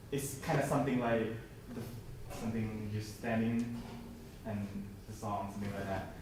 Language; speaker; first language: English; non-native, learner; Thai